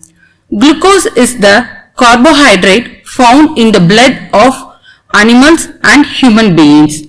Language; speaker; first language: English; non-native, local second language; Tamil